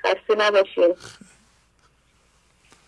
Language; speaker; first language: Persian; native; Persian